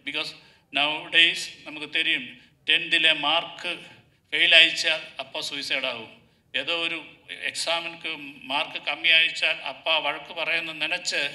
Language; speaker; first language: Tamil; non-native, learner; Malayalam